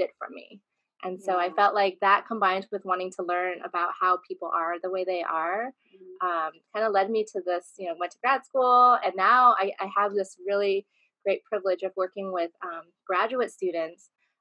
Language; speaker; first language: English; native; English